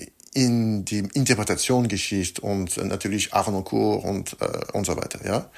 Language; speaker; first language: German; non-native, fluent; French